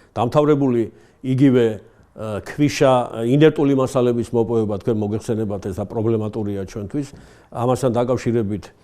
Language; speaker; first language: Georgian; native; Georgian